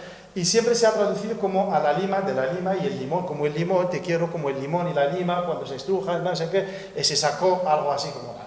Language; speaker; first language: Spanish; native; Spanish